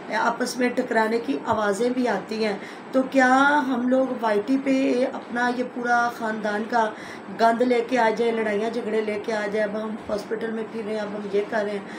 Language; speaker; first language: Urdu; non-native, local second language; Punjabi